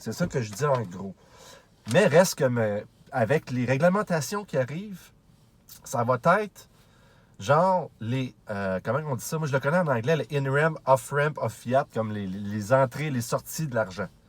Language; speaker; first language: French; native; French